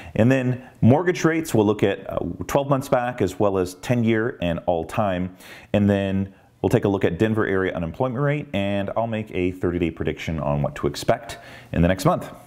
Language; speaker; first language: English; native; English